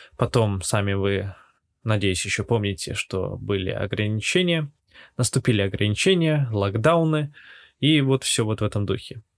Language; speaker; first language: Russian; native; Russian